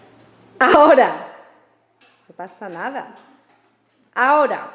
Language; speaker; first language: Spanish; native; Spanish